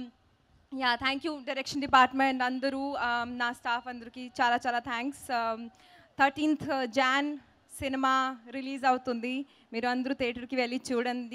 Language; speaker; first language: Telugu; non-native, learner; Hindi